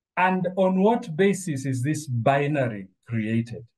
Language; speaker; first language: English; non-native, local second language; Luo (Kenya and Tanzania)